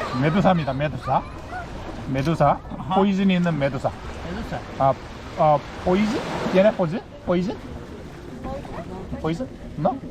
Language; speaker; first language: Spanish; non-native, learner; Korean